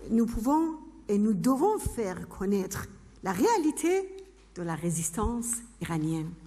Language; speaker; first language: French; non-native, fluent; Persian